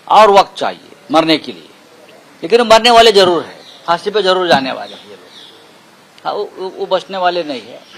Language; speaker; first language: Hindi; non-native, local second language; Marathi